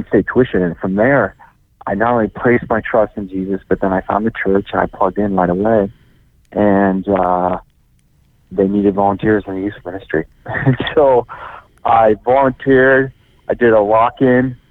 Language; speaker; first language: English; native; English